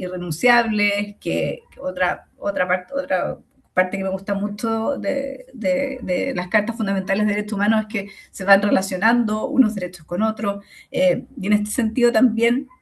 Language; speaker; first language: Spanish; native; Spanish